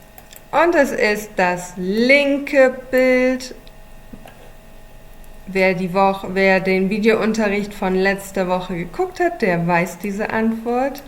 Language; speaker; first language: German; non-native, fluent; English